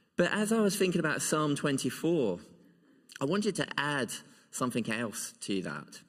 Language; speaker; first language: English; native; English